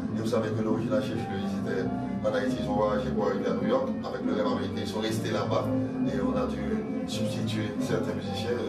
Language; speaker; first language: French; native; French